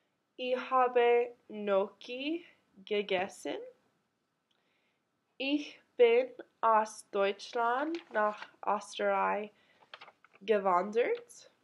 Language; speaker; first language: German; non-native, learner; English